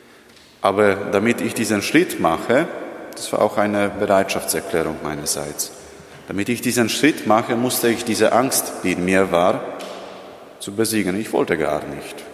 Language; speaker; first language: German; non-native, fluent; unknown